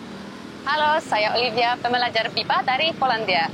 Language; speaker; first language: Indonesian; non-native, fluent; Polish